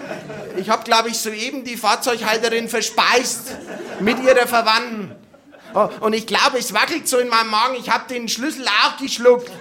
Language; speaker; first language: German; native; German